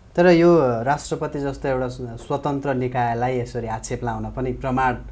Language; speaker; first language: Nepali; native; Nepali